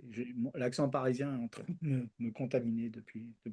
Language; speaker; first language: French; early bilingual, other home language; Spanish